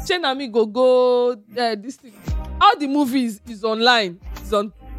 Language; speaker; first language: English; non-native, local second language; Yoruba